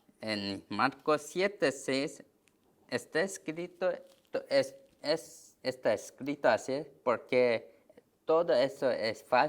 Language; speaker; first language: Spanish; non-native, learner; Korean